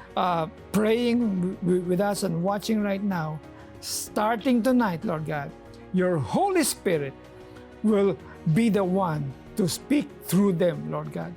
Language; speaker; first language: English; non-native, local second language; Filipino